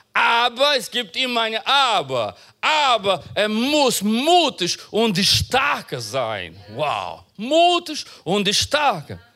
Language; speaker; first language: German; non-native, fluent; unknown